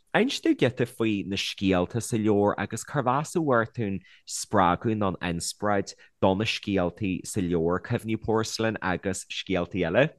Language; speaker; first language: Irish; native; Irish